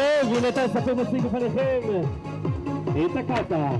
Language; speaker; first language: Hebrew; native; Hebrew